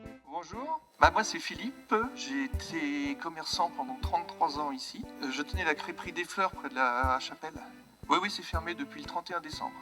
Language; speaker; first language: French; native; French